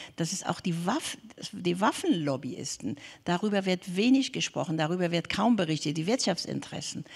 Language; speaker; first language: German; non-native, fluent; Persian